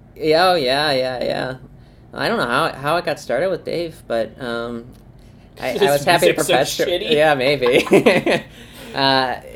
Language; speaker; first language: English; native; English